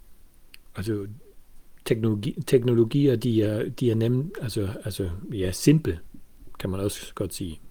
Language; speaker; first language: Danish; non-native, fluent; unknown